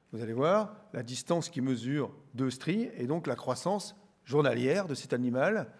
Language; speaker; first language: French; native; French